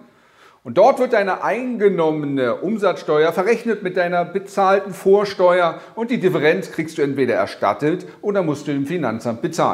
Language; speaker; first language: German; native; German